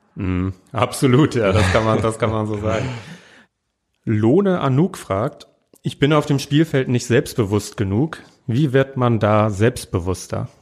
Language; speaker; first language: German; native; German